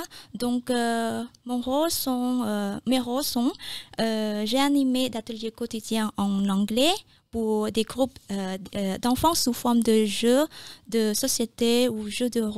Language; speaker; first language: French; non-native, fluent; Khmer